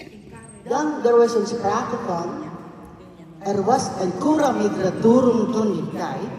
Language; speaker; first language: Dutch; non-native, fluent; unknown